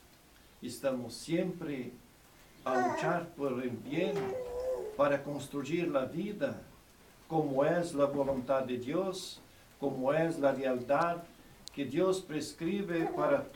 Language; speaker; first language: Spanish; non-native, fluent; Portuguese